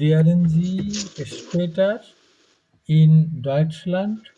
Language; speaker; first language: German; non-native, fluent; Bangla